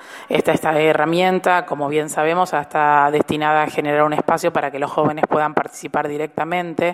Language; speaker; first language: Spanish; native; Spanish